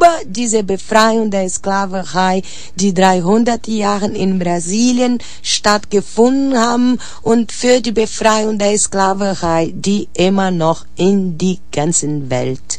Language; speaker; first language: German; non-native, fluent; Portuguese